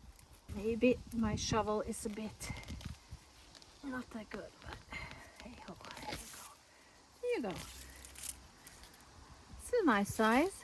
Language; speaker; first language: English; non-native, fluent; Norwegian